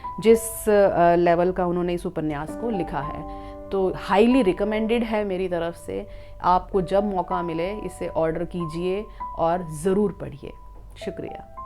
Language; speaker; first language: Hindi; non-native, local second language; Punjabi